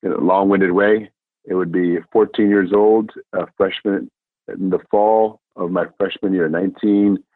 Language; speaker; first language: English; non-native, fluent; Spanish